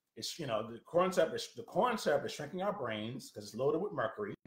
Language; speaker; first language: English; native; English